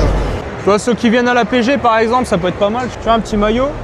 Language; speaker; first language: French; native; French